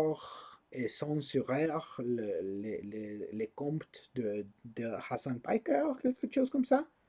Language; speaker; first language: French; non-native, learner; English